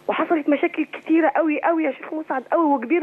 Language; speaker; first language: Arabic; native; Arabic